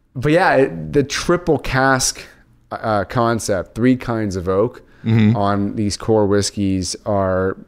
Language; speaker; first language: English; native; English